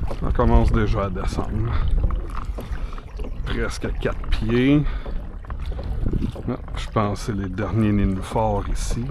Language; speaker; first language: French; native; French